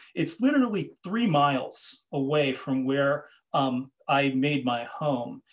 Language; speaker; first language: English; native; English